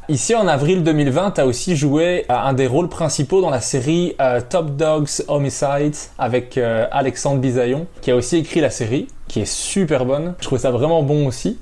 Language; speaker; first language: French; native; French